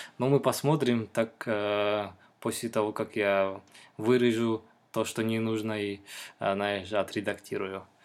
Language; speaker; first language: Russian; non-native, local second language; Kyrgyz